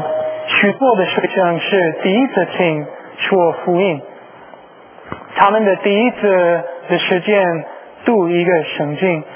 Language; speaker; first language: Chinese; non-native, learner; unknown